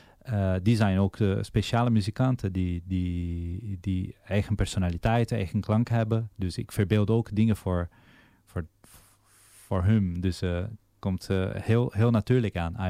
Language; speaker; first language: Dutch; non-native, fluent; Portuguese